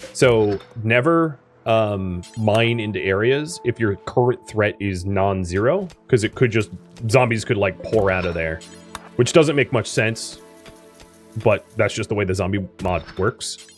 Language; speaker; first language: English; native; English